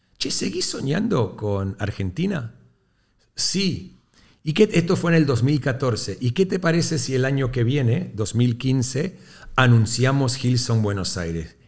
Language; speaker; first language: Spanish; early bilingual, heritage; Spanish